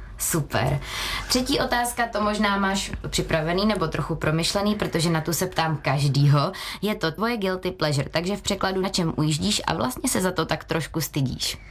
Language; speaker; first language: Czech; native; Czech